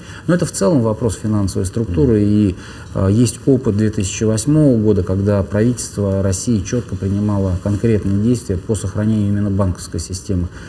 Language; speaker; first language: Russian; native; Russian